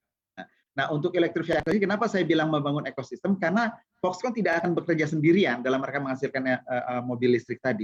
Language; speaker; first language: Indonesian; native; Indonesian